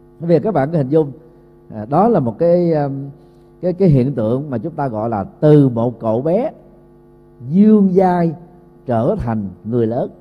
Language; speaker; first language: Vietnamese; native; Vietnamese